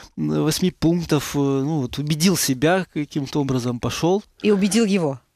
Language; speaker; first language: Russian; native; Russian